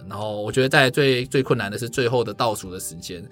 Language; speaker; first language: Chinese; native; Chinese